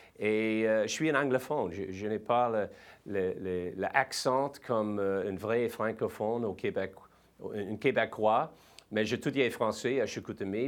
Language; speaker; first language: French; non-native, learner; English